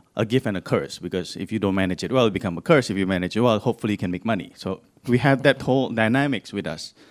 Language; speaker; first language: English; non-native, fluent; Indonesian